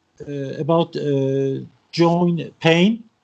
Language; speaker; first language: English; non-native, learner; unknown